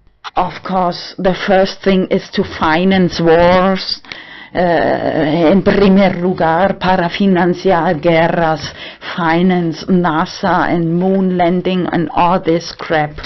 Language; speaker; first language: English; non-native, learner; German